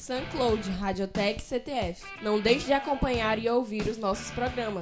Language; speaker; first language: Portuguese; native; Portuguese